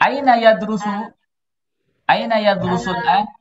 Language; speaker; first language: Arabic; non-native, fluent; Indonesian